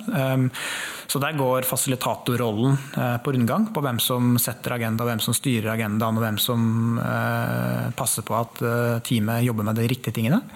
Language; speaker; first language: Norwegian; native; Norwegian